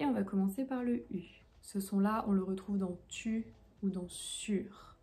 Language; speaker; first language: French; native; French